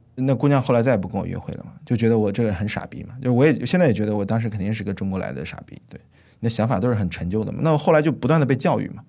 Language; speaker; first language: Chinese; native; Chinese